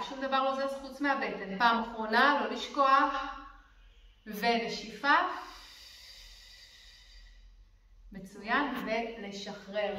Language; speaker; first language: Hebrew; native; Hebrew